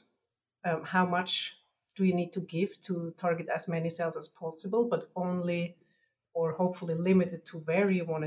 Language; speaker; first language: English; non-native, fluent; German